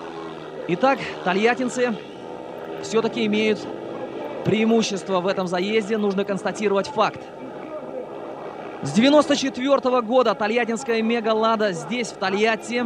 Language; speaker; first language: Russian; native; Russian